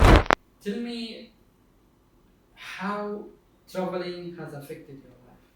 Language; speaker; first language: English; non-native, fluent; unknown